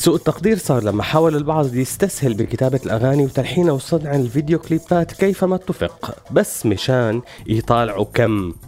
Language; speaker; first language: Arabic; native; Arabic